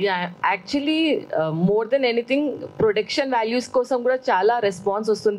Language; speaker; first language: Telugu; non-native, fluent; Hindi